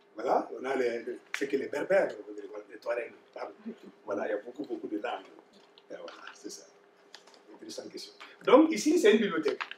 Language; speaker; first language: French; non-native, local second language; Bambara